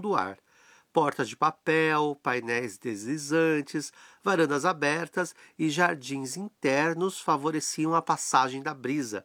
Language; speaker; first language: Portuguese; native; Portuguese